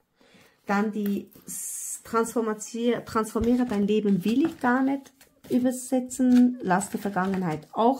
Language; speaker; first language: German; non-native, fluent; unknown